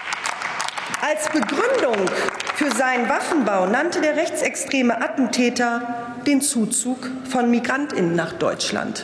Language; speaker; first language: German; native; German